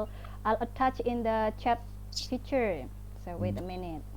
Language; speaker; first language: English; non-native, fluent; Indonesian